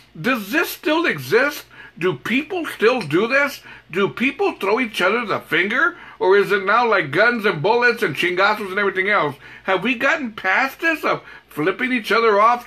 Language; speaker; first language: English; native; English